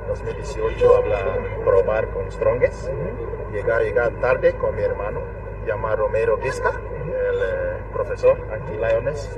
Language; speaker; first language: Spanish; non-native, learner; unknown